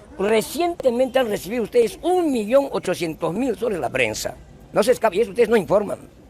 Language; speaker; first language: Spanish; non-native, local second language; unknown